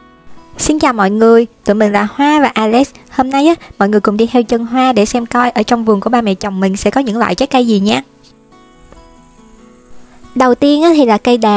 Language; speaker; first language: Vietnamese; native; Vietnamese